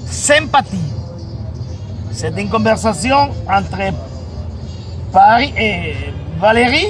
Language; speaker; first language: French; non-native, fluent; Spanish